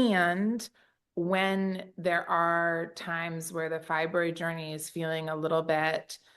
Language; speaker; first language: English; native; English